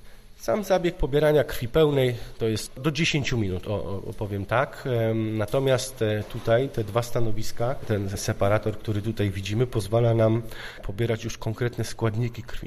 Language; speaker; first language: Polish; native; Polish